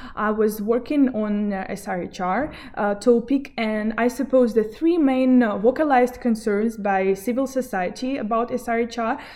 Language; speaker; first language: English; non-native, fluent; Belarusian